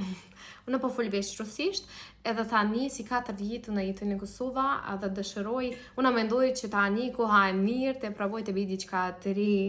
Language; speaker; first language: Albanian; non-native, learner; Russian